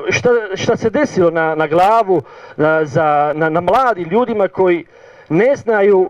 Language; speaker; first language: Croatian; non-native, learner; Italian